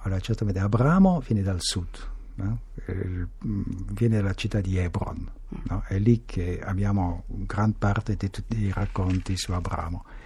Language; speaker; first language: Italian; non-native, fluent; French